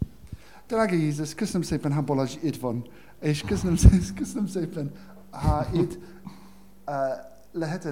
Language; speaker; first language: Hungarian; non-native, learner; English